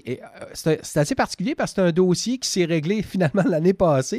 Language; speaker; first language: French; native; French